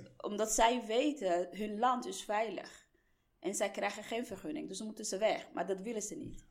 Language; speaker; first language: Dutch; non-native, fluent; Somali